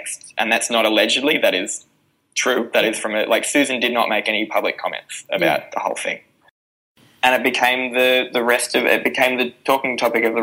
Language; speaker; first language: English; native; English